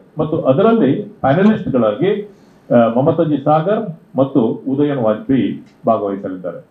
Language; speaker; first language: Kannada; non-native, local second language; Konkani